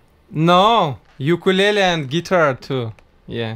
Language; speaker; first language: English; non-native, learner; Tatar